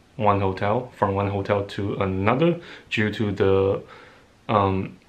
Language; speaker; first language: English; non-native, fluent; Chinese